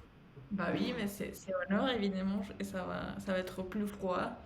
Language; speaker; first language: French; non-native, fluent; Spanish